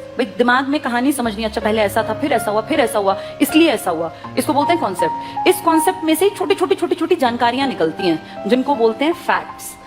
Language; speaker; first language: Hindi; native; Hindi